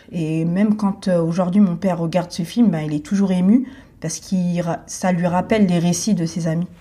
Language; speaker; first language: French; native; French